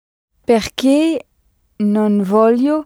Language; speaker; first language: Italian; non-native, learner; French